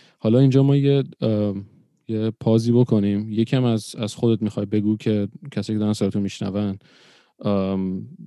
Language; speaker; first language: Persian; early bilingual, other home language; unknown